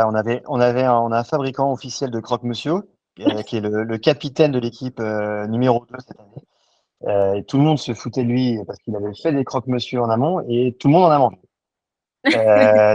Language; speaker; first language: French; native; French